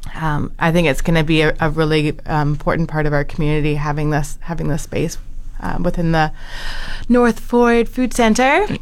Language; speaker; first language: English; native; English